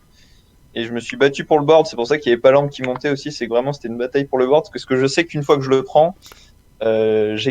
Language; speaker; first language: French; native; French